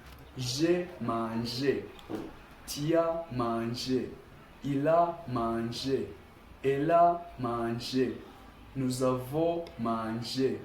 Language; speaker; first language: French; non-native, local second language; Kinyarwanda